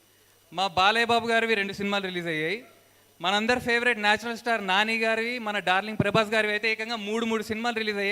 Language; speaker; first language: Telugu; native; Telugu